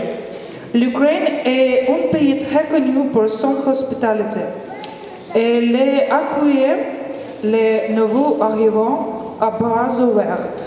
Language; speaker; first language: French; non-native, fluent; Ukrainian